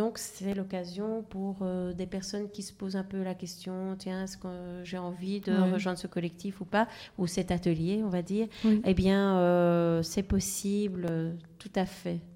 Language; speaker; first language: French; native; French